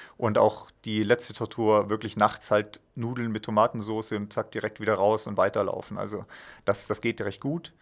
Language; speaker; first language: German; native; German